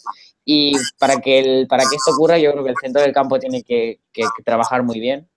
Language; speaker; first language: Spanish; native; Spanish